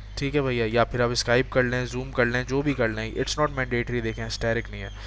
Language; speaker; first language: Urdu; native; Urdu